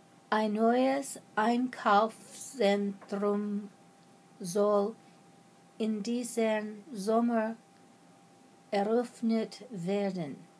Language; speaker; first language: German; non-native, learner; English